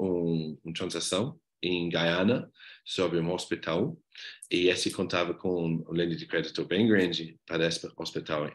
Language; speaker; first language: Portuguese; non-native, fluent; English